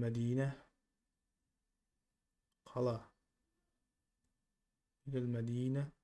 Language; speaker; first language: Arabic; non-native, fluent; Kazakh